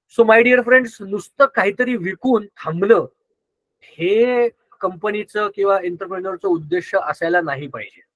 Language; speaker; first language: Marathi; non-native, local second language; Gujarati